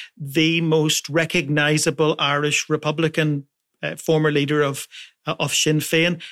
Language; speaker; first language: English; native; English